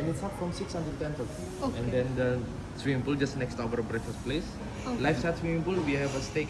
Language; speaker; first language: English; non-native, learner; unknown